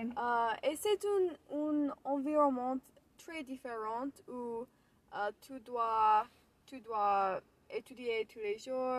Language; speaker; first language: French; non-native, learner; English